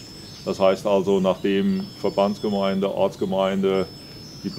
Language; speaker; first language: German; native; German